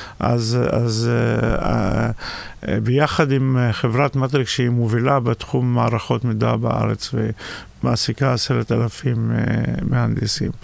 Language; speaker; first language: Hebrew; non-native, local second language; Arabic